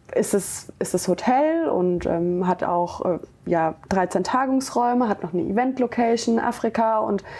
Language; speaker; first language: German; native; German